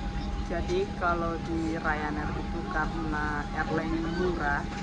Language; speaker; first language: Indonesian; non-native, fluent; Spanish